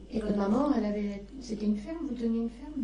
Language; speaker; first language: French; native; French